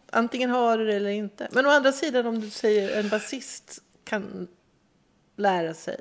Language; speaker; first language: Swedish; native; Swedish